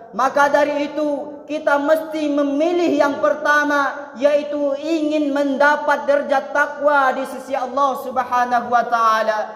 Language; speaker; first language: Malay; non-native, local second language; Minangkabau